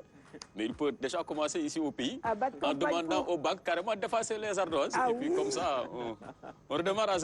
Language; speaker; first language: French; non-native, local second language; Wolof